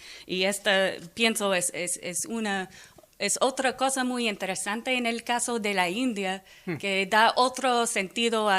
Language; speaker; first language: Spanish; non-native, fluent; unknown